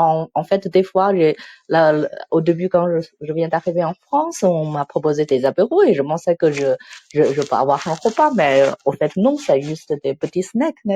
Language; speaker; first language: French; non-native, fluent; Chinese